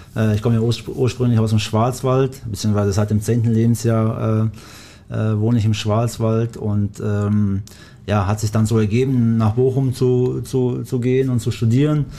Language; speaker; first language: German; early bilingual, other home language; Albanian